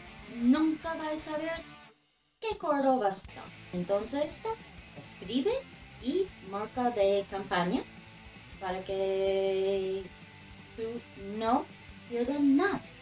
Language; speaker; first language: Spanish; non-native, learner; English